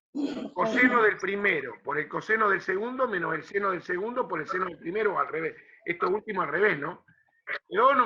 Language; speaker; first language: Spanish; native; Spanish